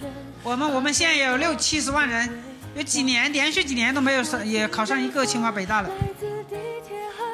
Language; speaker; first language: Chinese; native; Chinese